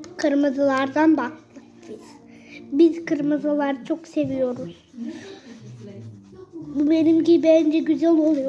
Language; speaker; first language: Turkish; early bilingual, heritage; Turkish